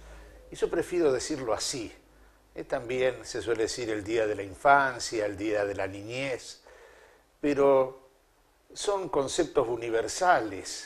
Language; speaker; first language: Spanish; native; Spanish